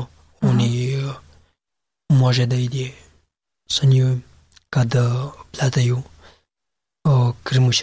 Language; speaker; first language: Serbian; non-native, learner; Pashto